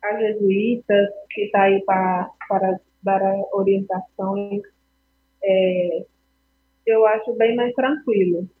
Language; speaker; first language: Portuguese; non-native, fluent; Spanish